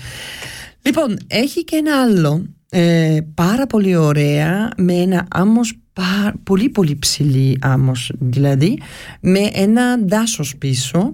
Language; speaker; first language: Greek; early bilingual, heritage; Greek